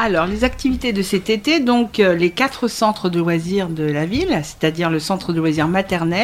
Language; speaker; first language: French; native; French